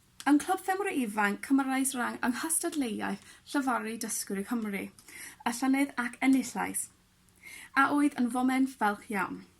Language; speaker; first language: Welsh; non-native, learner; English